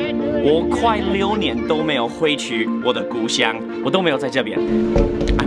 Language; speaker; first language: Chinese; non-native, fluent; English